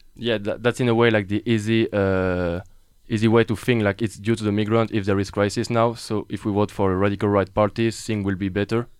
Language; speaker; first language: English; non-native, fluent; French